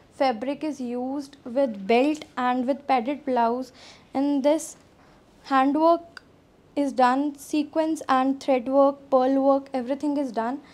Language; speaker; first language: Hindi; non-native, local second language; Punjabi